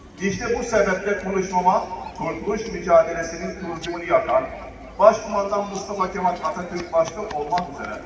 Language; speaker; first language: Turkish; native; Turkish